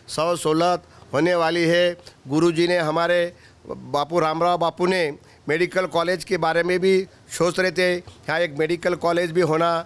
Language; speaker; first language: Hindi; non-native, local second language; Lambadi